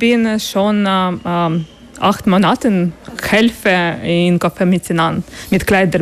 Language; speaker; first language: German; non-native, learner; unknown